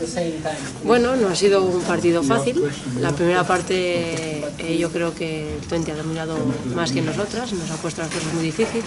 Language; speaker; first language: Spanish; native; Spanish